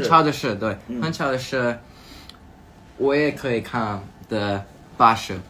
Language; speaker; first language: Chinese; non-native, learner; English